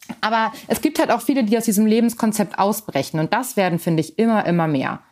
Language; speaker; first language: German; native; German